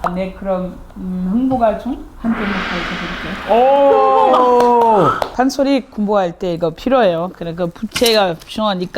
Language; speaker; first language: Korean; non-native, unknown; French